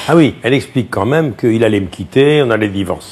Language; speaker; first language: French; native; French